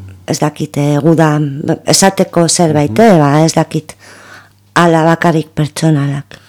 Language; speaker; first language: Basque; non-native, local second language; Spanish